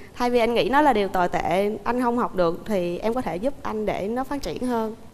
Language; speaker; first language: Vietnamese; native; Vietnamese